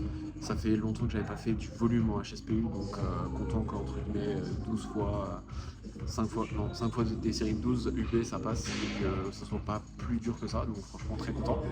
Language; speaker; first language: French; native; French